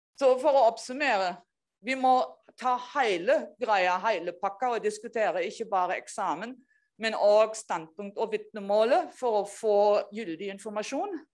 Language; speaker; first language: Norwegian; non-native, fluent; German